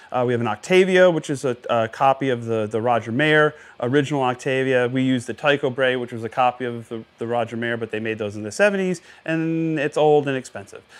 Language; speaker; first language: English; native; English